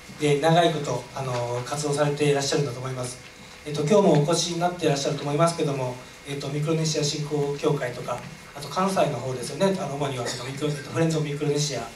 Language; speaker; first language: Japanese; native; Japanese